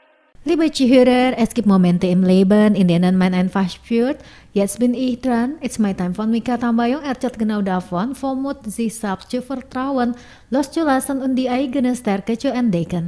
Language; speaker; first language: German; non-native, fluent; Indonesian